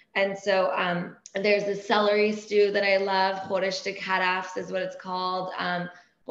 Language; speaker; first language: English; early bilingual, other home language; Persian